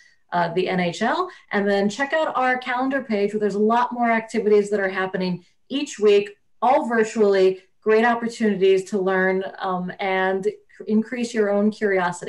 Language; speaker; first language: English; native; English